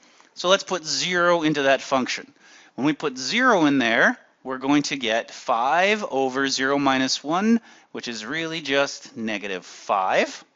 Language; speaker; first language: English; native; English